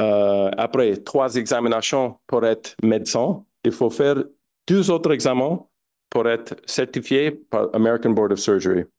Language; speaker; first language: French; non-native, fluent; English